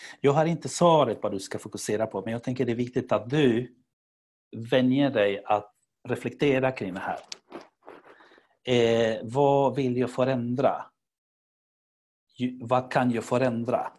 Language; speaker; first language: Swedish; non-native, fluent; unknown